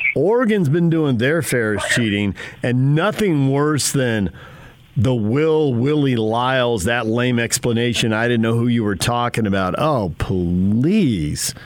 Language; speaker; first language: English; native; English